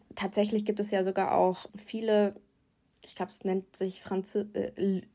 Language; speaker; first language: German; native; German